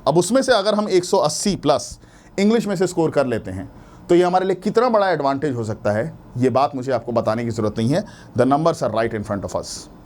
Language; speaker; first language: Hindi; native; Hindi